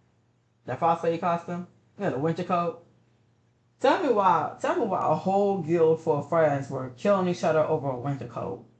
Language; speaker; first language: English; native; English